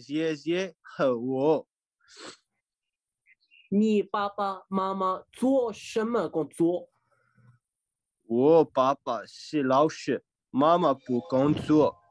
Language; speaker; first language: Chinese; non-native, learner; Arabic